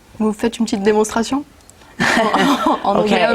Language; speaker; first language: French; native; French